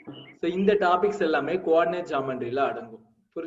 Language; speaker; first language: Tamil; native; Tamil